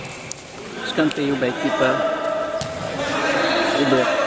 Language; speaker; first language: Portuguese; non-native, local second language; Tetum